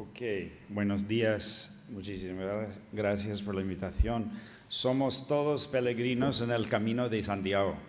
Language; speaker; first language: Spanish; non-native, fluent; English